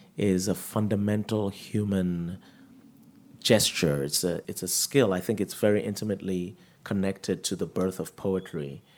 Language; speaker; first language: English; non-native, local second language; Yoruba